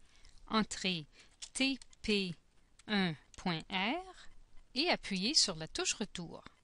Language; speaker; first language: French; native; French